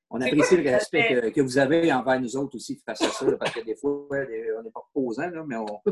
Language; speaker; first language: French; native; French